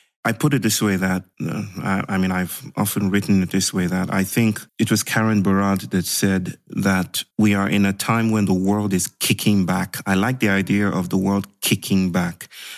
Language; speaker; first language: English; non-native, local second language; Yoruba